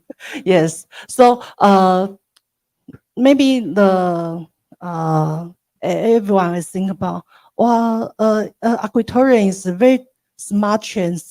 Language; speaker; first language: English; non-native, learner; Chinese